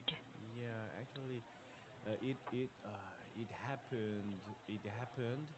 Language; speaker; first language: English; non-native, learner; Korean